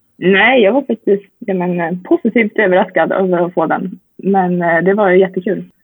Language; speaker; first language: Swedish; native; Swedish